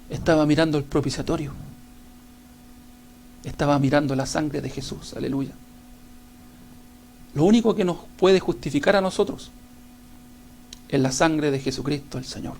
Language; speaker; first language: Spanish; native; Spanish